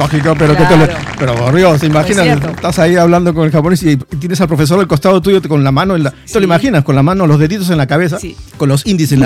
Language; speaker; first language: Spanish; native; Spanish